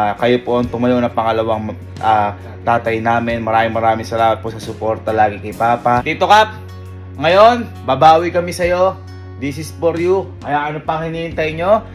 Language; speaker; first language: Filipino; native; Filipino